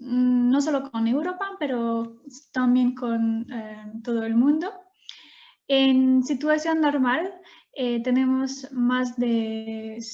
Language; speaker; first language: Spanish; non-native, fluent; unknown